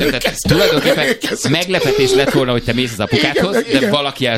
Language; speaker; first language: Hungarian; native; Hungarian